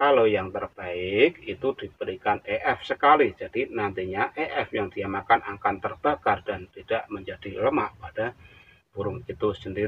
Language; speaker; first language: Indonesian; native; Indonesian